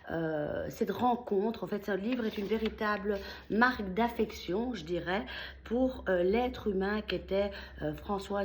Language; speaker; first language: French; native; French